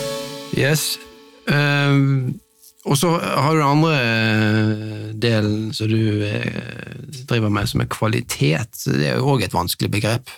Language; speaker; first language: Norwegian; native; Norwegian